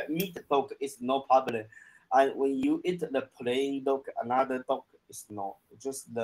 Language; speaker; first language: English; non-native, learner; Chinese